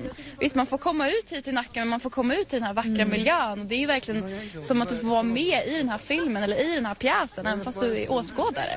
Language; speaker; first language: Swedish; native; Swedish